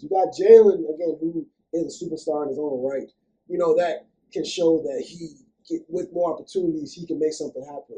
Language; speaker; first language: English; native; English